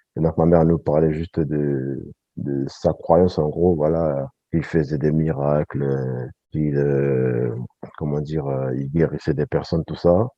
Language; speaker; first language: French; early bilingual, other home language; Sango